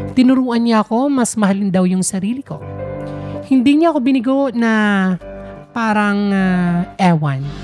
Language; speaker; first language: Filipino; non-native, local second language; Waray